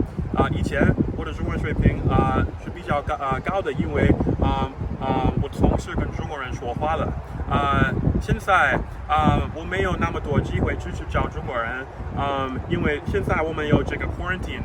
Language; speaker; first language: Chinese; non-native, learner; English